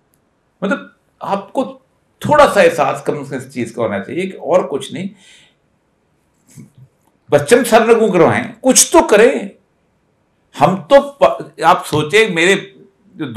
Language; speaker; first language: Urdu; native; Urdu